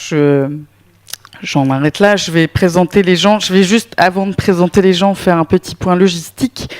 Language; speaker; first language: French; native; French